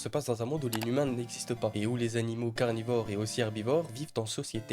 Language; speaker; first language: French; native; French